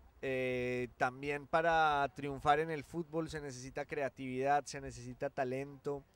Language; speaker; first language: Spanish; native; Spanish